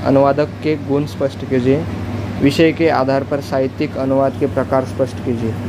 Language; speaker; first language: Hindi; non-native, local second language; Marathi